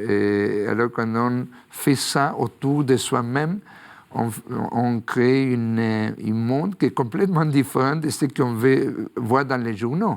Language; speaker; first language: French; non-native, fluent; Spanish